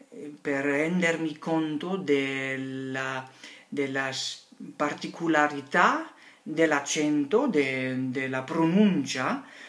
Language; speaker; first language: Italian; non-native, learner; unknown